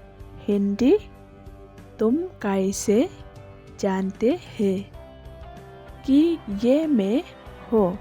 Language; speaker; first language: Hindi; non-native, learner; Khasi